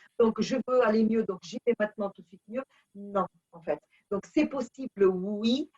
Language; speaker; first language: French; early bilingual, other home language; Portuguese